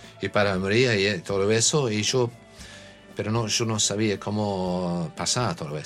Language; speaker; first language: Spanish; non-native, learner; English